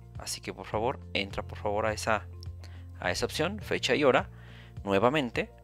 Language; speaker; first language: Spanish; native; Spanish